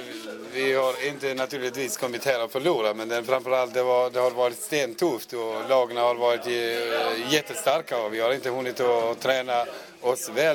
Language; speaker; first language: Swedish; non-native, fluent; Albanian